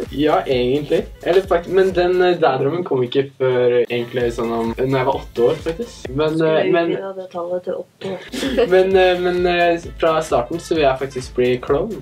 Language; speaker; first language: Norwegian; native; Norwegian